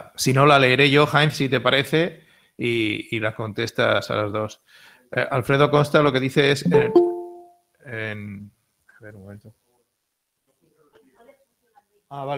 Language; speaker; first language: Spanish; native; Spanish